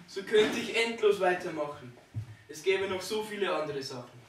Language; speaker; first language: German; native; German